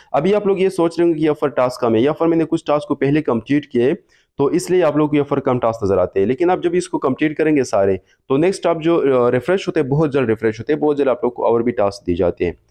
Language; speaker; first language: Urdu; non-native, local second language; Pashto